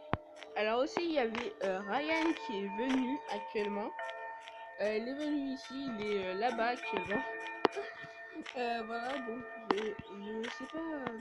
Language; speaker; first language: French; native; French